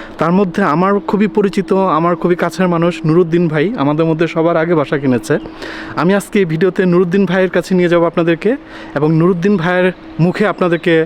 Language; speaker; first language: Bangla; native; Bangla